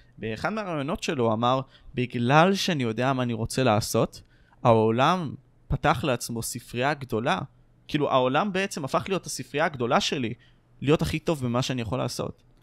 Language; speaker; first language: Hebrew; native; Hebrew